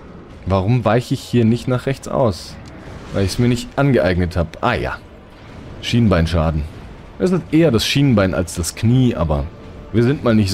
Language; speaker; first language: German; native; German